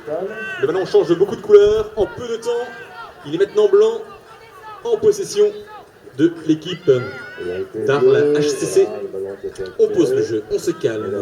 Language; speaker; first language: French; native; French